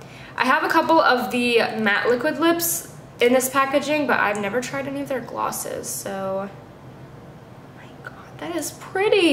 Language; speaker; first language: English; native; English